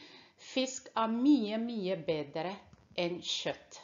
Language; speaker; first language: Norwegian; non-native, fluent; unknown